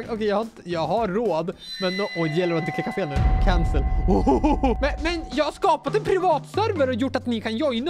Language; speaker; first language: Swedish; native; Swedish